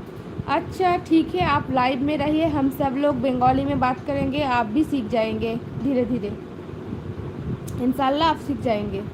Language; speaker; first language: Hindi; non-native, fluent; Bangla